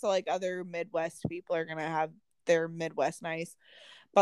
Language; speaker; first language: English; native; English